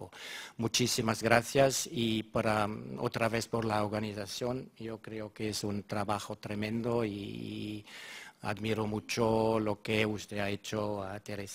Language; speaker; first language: Spanish; non-native, fluent; German